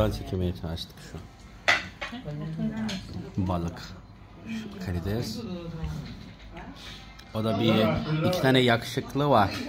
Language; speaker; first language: Turkish; non-native, learner; Chinese